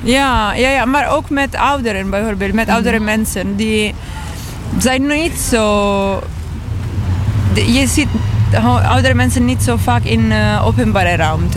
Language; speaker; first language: Dutch; non-native, learner; Italian